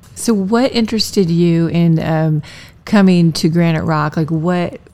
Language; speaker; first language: English; native; English